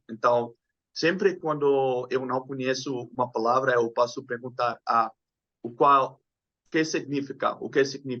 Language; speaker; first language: Portuguese; non-native, learner; Dutch